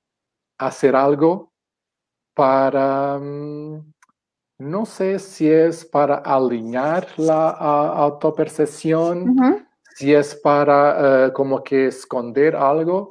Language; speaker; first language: Spanish; non-native, fluent; Portuguese